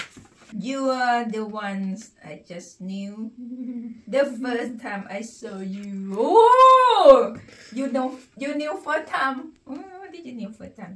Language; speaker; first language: English; non-native, learner; Thai